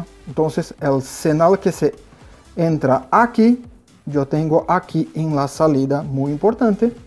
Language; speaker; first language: Spanish; non-native, fluent; Portuguese